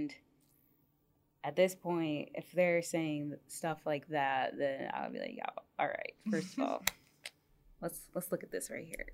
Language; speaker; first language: English; native; English